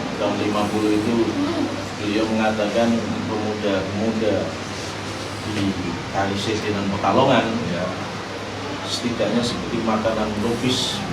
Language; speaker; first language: Indonesian; non-native, local second language; Javanese